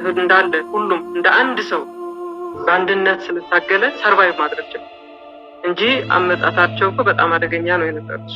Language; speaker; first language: Amharic; non-native, local second language; Tigrinya